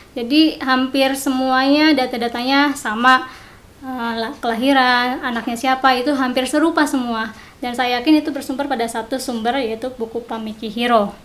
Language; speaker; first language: Indonesian; non-native, local second language; Sundanese